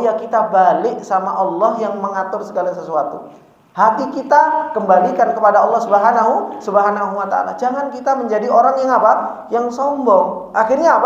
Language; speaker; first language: Indonesian; native; Indonesian